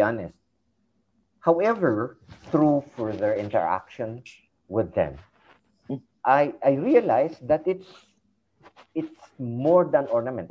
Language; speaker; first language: English; non-native, local second language; Iloko